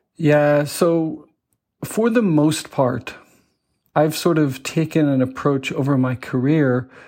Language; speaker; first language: English; native; English